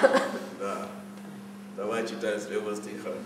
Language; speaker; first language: Russian; non-native, fluent; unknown